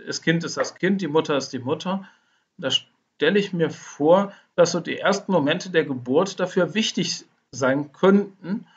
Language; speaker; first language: German; native; German